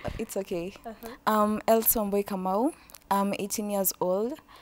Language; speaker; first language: English; non-native, local second language; Swahili